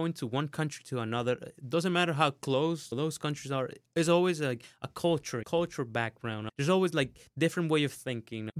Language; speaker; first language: English; non-native, fluent; Spanish